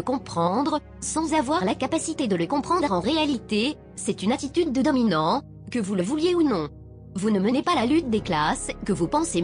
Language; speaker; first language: French; native; French